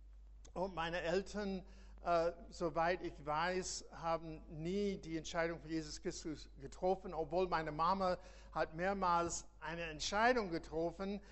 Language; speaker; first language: German; non-native, fluent; English